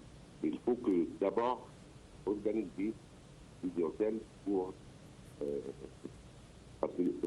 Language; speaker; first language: French; non-native, learner; Arabic